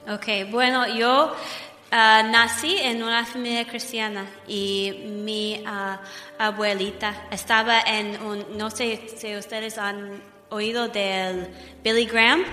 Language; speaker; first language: Spanish; non-native, fluent; English